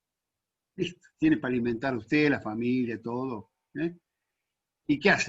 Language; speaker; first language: Spanish; native; Spanish